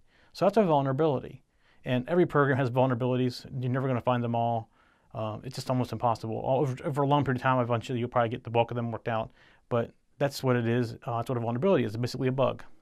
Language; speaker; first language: English; native; English